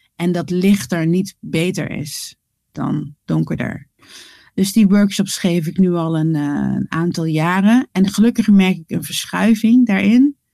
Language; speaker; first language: Dutch; native; Dutch